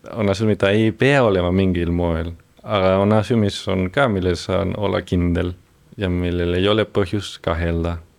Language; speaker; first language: Estonian; non-native, fluent; Spanish